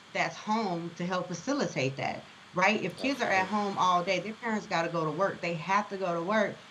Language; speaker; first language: English; native; English